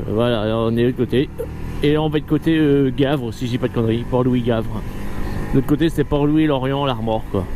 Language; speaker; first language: French; native; French